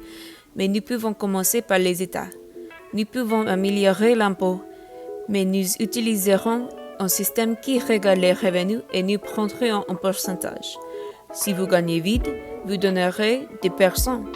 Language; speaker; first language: French; non-native, learner; English